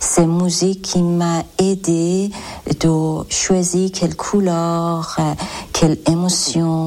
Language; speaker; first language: French; non-native, learner; Persian